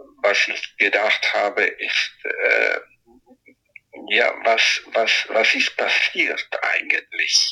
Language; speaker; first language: German; non-native, local second language; Italian